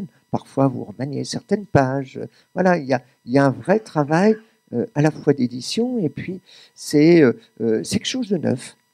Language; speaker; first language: French; native; French